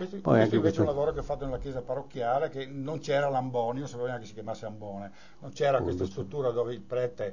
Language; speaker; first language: Italian; native; Italian